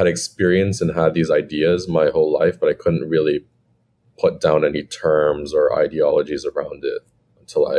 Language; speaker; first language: English; native; English